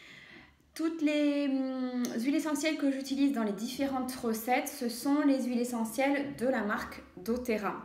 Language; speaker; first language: French; native; French